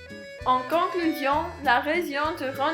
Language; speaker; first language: French; non-native, learner; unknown